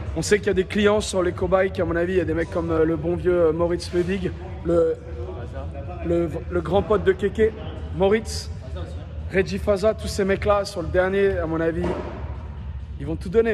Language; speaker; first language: French; native; French